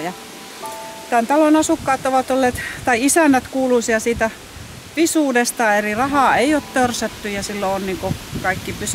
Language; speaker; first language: Finnish; native; Finnish